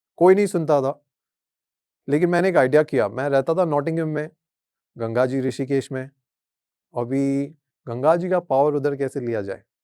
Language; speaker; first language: Hindi; native; Hindi